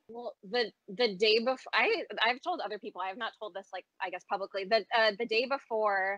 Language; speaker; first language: English; native; English